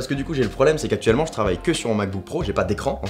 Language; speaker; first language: French; native; French